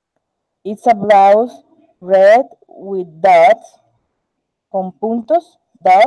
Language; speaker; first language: English; non-native, learner; Spanish